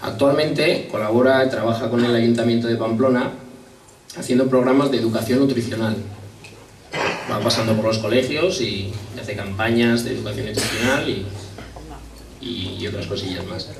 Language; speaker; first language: Spanish; native; Spanish